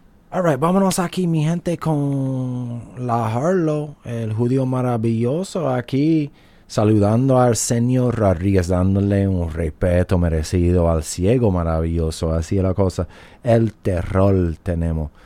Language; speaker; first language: Spanish; native; Spanish